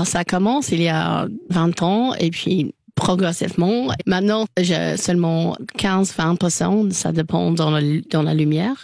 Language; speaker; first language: French; non-native, learner; English